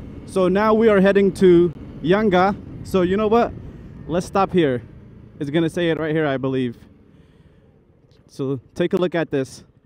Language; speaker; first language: English; native; English